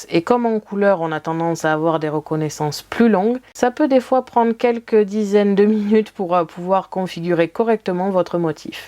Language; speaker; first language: French; native; French